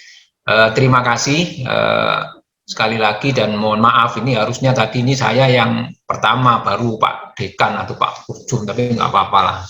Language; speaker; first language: Malay; native; Malay